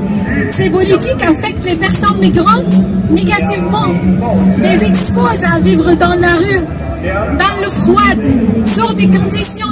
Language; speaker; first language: French; non-native, fluent; Arabic